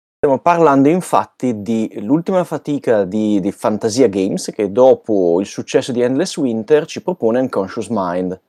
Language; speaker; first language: Italian; native; Italian